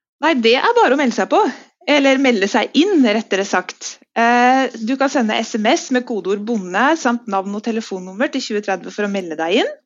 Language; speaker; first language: Norwegian; native; Norwegian